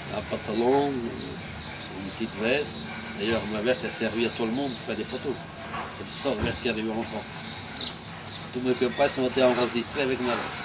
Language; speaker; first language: French; non-native, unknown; Portuguese